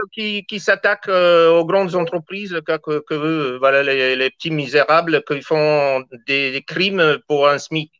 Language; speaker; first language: French; native; French